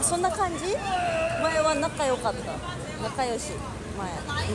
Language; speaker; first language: Japanese; native; Japanese